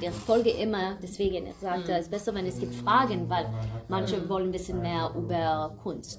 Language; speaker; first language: German; non-native, fluent; English